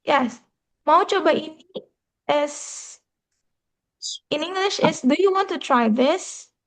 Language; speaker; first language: English; non-native, fluent; Indonesian